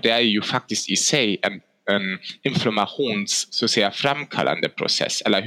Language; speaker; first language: Swedish; non-native, fluent; German